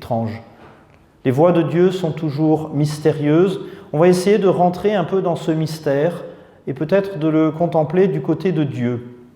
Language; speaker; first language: French; native; French